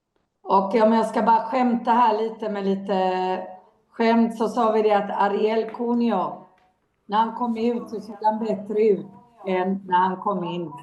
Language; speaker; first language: Swedish; non-native, fluent; Hebrew